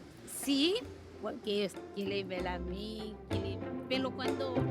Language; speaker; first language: Spanish; non-native, local second language; Haitian Creole